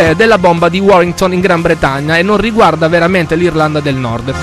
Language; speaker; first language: Italian; native; Italian